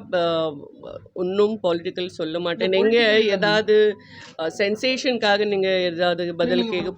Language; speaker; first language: Tamil; non-native, fluent; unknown